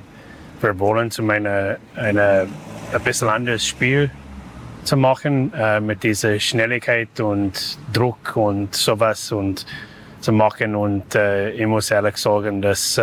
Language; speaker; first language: German; non-native, learner; English